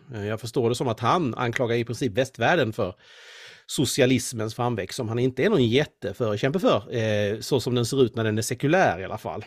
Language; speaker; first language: Swedish; native; Swedish